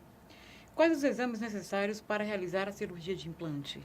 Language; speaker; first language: Portuguese; native; Portuguese